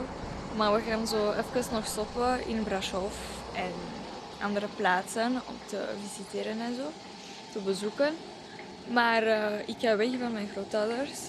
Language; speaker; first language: Dutch; early bilingual, other home language; Romanian